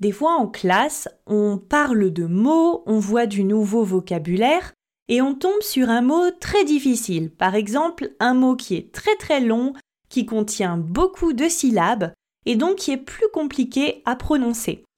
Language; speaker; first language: French; native; French